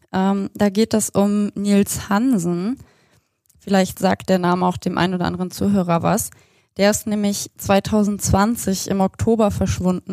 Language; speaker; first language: German; native; German